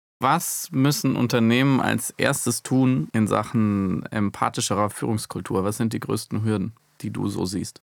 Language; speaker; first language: German; native; German